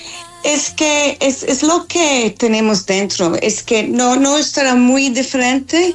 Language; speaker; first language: Spanish; non-native, fluent; English